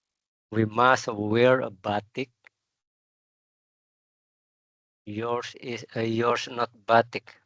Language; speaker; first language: English; non-native, learner; Indonesian